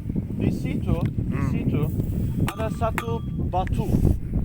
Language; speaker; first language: Indonesian; non-native, fluent; Turkish